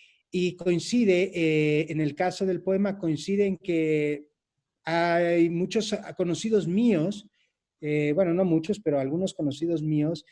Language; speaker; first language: Spanish; native; Spanish